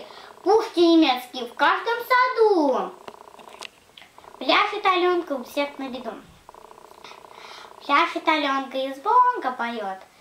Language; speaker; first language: Russian; native; Russian